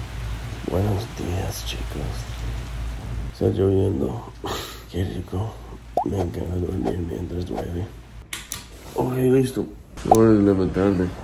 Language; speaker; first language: Spanish; non-native, fluent; English